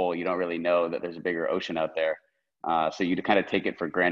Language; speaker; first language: English; native; English